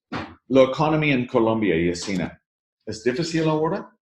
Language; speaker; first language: Spanish; non-native, learner; English